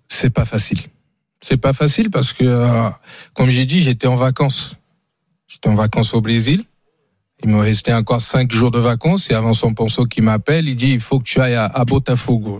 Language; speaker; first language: French; non-native, fluent; Portuguese